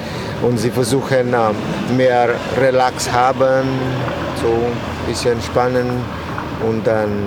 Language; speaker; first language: German; non-native, learner; Spanish